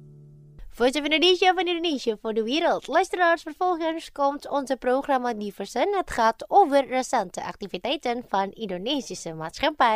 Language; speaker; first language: Dutch; non-native, fluent; Indonesian